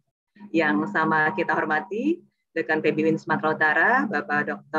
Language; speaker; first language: Indonesian; native; Indonesian